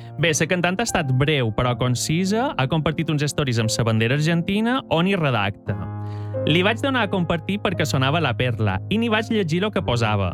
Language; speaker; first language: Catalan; native; Catalan